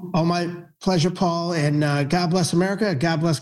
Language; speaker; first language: English; native; English